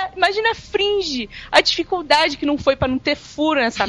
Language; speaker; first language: Portuguese; native; Portuguese